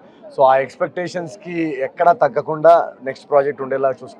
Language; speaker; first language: Telugu; native; Telugu